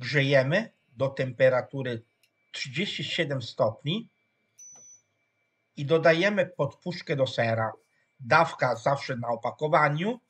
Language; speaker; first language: Polish; non-native, fluent; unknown